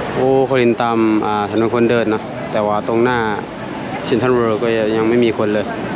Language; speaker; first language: Thai; native; Thai